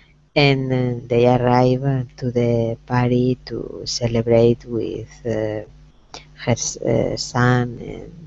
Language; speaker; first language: English; non-native, learner; Spanish